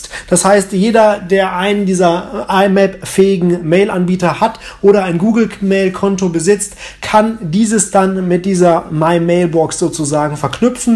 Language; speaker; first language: German; native; German